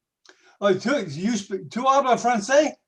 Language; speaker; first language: Spanish; non-native, learner; English